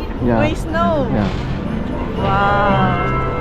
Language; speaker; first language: English; non-native, learner; Filipino